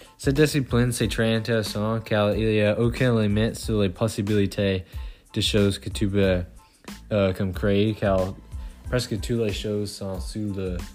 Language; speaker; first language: French; non-native, local second language; English